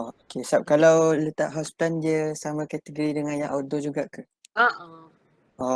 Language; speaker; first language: Malay; native; Malay